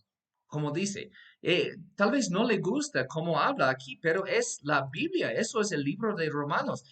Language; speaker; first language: Spanish; non-native, fluent; English